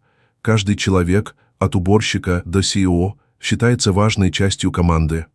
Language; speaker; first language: Russian; native; Russian